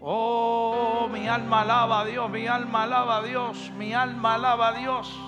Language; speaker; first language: Spanish; native; Spanish